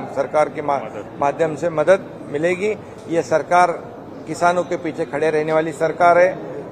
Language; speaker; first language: Hindi; non-native, local second language; Marathi